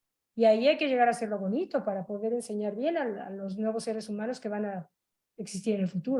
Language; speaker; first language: Spanish; native; Spanish